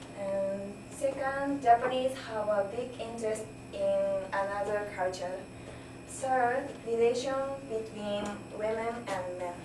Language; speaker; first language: English; non-native, learner; Japanese